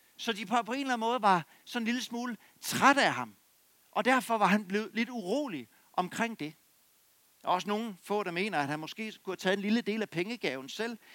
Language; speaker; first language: Danish; native; Danish